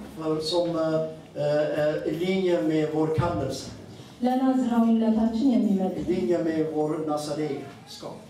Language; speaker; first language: Swedish; non-native, fluent; Amharic